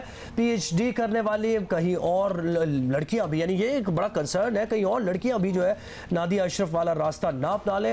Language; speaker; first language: Urdu; native; Urdu